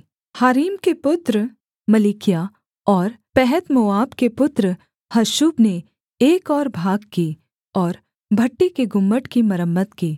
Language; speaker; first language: Hindi; native; Hindi